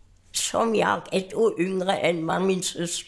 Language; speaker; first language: Swedish; non-native, fluent; German